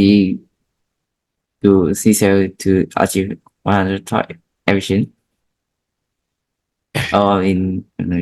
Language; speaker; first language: English; non-native, learner; Vietnamese